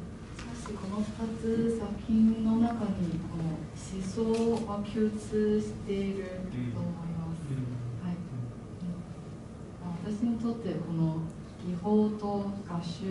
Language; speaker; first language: Japanese; non-native, fluent; Chinese